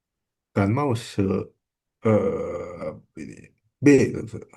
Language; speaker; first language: Chinese; non-native, learner; Indonesian